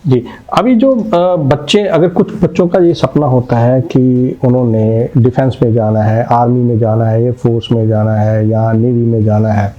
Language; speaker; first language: Hindi; non-native, local second language; Punjabi